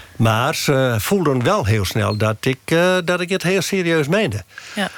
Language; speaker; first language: Dutch; native; Dutch